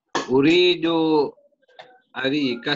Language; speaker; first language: Arabic; non-native, learner; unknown